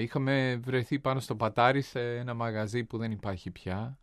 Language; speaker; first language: Greek; non-native, fluent; English